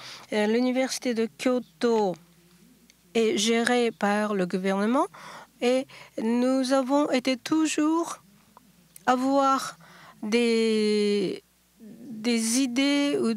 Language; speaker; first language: French; non-native, learner; Japanese